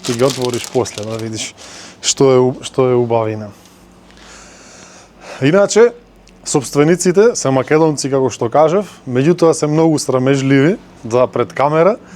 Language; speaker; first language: Macedonian; native; Macedonian